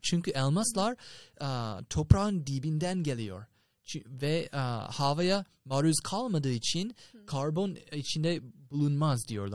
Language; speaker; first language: Turkish; non-native, fluent; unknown